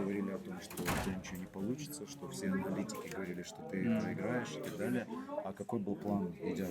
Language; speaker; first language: Russian; non-native, local second language; Uzbek